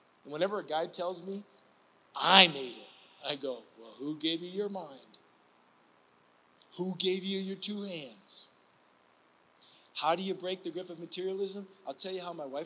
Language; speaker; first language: English; native; English